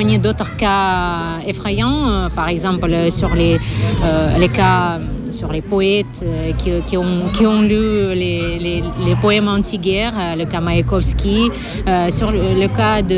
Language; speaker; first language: French; non-native, fluent; Russian